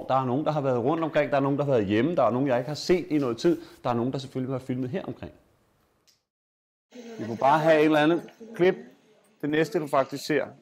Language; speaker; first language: Danish; native; Danish